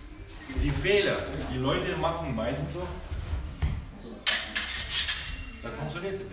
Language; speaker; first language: German; non-native, learner; Thai